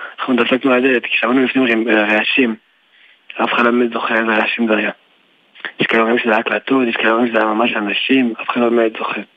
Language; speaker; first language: Hebrew; early bilingual, other home language; French